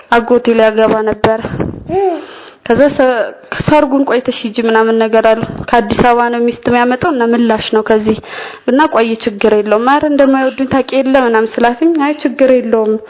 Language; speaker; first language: Amharic; native; Amharic